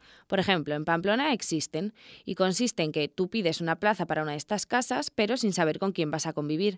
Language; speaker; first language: Spanish; native; Spanish